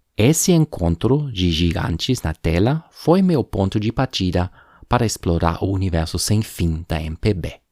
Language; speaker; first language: Portuguese; non-native, fluent; German